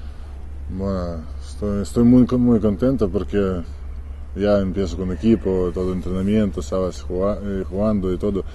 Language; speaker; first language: Spanish; non-native, learner; Ukrainian